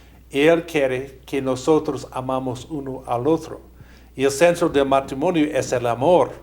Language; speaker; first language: Spanish; non-native, fluent; English